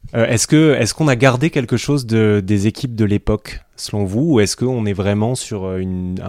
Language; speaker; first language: French; native; French